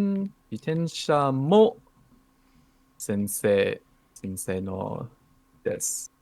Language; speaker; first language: Japanese; non-native, learner; English